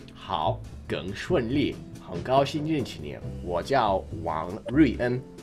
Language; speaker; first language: Chinese; non-native, fluent; English